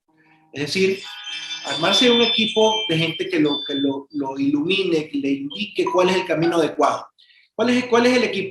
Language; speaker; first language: Spanish; native; Spanish